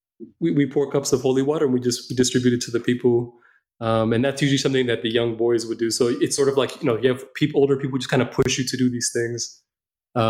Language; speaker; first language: English; non-native, local second language; Amharic